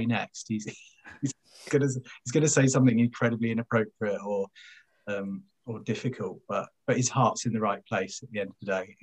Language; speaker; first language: English; native; English